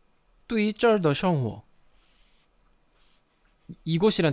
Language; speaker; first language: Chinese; non-native, fluent; Korean